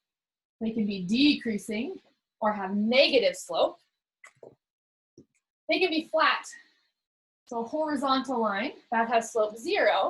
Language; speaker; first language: English; native; English